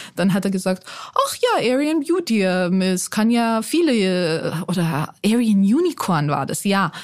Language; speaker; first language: German; non-native, fluent; Hebrew